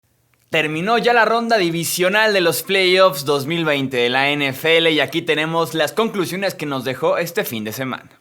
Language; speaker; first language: Spanish; native; Spanish